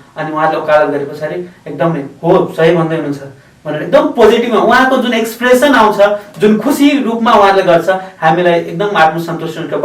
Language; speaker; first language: Nepali; non-native, local second language; Maithili